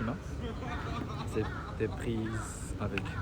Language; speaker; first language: French; non-native, learner; Japanese